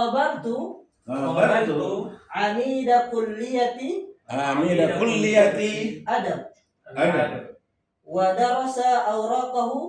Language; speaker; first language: Arabic; non-native, fluent; Indonesian